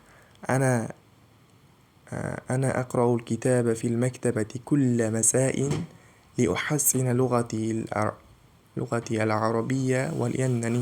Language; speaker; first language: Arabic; non-native, fluent; Uzbek